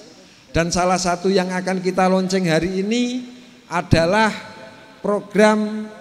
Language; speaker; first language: Indonesian; native; Indonesian